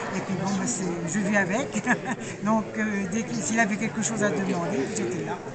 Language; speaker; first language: French; native; French